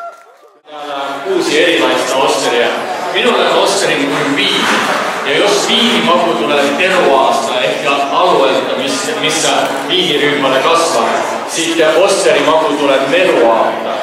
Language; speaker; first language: Finnish; non-native, fluent; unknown